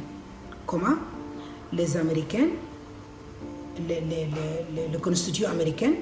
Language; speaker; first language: French; non-native, learner; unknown